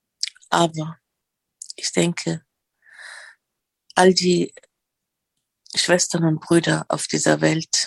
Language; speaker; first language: German; non-native, fluent; Arabic